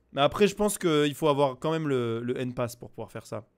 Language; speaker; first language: French; native; French